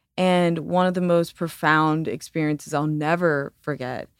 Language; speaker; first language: English; native; English